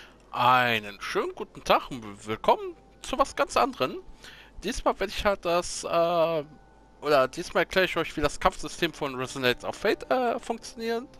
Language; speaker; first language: German; native; German